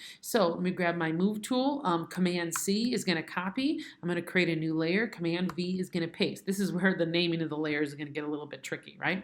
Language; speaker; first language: English; native; English